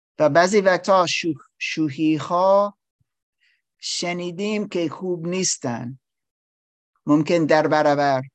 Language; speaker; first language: Persian; non-native, learner; English